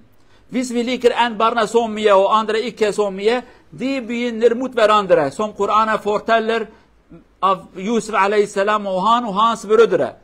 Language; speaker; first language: Swedish; non-native, learner; Kurdish